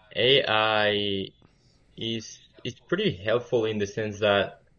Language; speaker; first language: English; early bilingual, other home language; Spanish